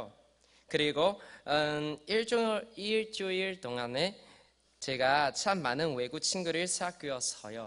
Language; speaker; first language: Korean; non-native, learner; Chinese